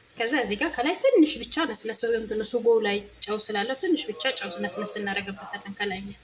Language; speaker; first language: Amharic; native; Amharic